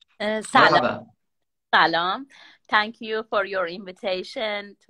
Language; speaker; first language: English; non-native, learner; Persian